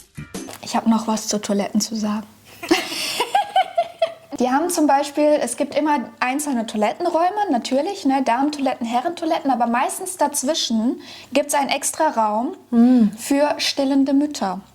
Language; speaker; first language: German; native; German